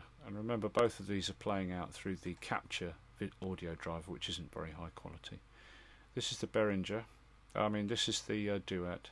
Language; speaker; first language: English; native; English